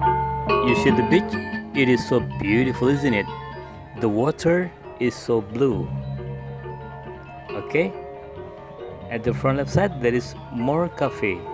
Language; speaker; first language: English; non-native, local second language; Indonesian